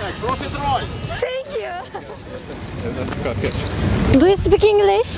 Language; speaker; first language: English; non-native, learner; Turkish